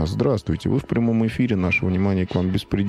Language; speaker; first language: Russian; native; Russian